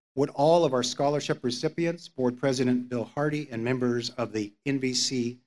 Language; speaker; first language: English; native; English